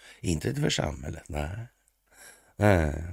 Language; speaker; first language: Swedish; native; Swedish